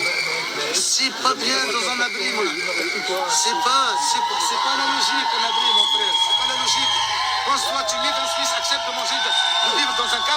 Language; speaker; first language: French; non-native, local second language; Arabic